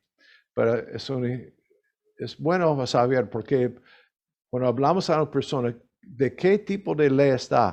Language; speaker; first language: Spanish; non-native, learner; English